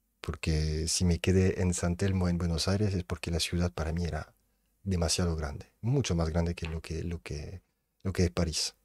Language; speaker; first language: Spanish; non-native, fluent; French